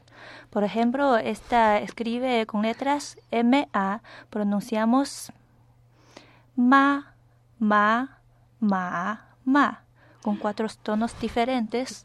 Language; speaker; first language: Spanish; non-native, fluent; Chinese